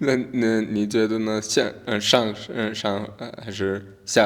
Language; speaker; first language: Chinese; non-native, learner; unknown